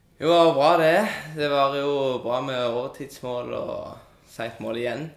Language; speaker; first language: Norwegian; native; Norwegian